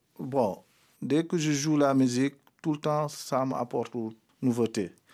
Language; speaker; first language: French; non-native, local second language; Mandingo